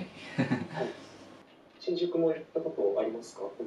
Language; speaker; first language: Japanese; native; Japanese